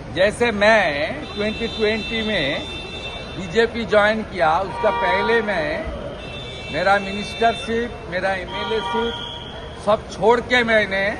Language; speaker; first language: Hindi; non-native, local second language; Bangla